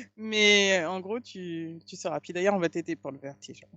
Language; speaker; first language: French; native; French